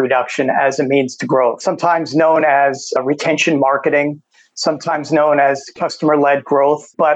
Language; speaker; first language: English; native; English